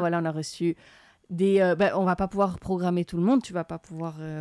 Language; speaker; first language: French; native; French